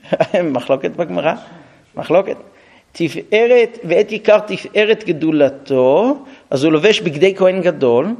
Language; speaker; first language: Hebrew; non-native, fluent; English